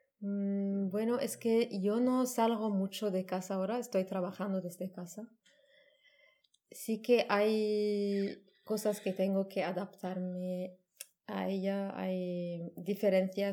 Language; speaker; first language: Spanish; non-native, learner; Arabic